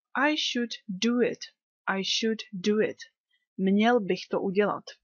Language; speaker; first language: English; non-native, fluent; Czech